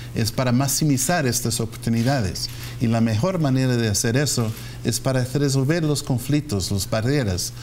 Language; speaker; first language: Spanish; non-native, fluent; English